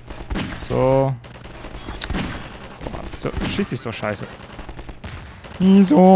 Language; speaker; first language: German; native; German